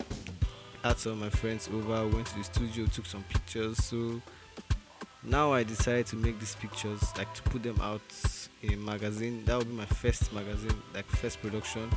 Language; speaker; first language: English; non-native, local second language; Yoruba